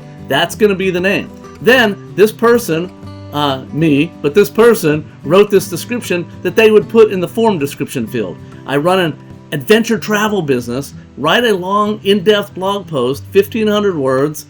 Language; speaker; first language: English; native; English